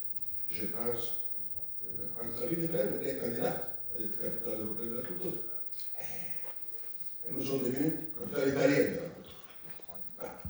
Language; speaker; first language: French; non-native, learner; Italian